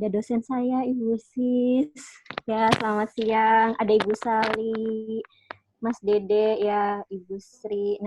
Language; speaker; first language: Indonesian; native; Indonesian